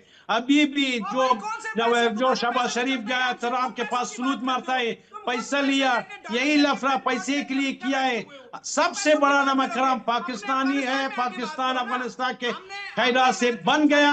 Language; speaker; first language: Hindi; non-native, fluent; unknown